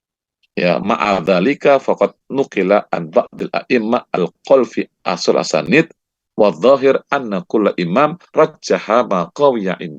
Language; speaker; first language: Arabic; non-native, fluent; Indonesian